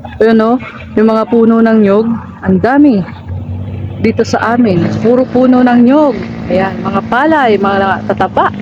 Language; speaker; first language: Filipino; non-native, local second language; Bikol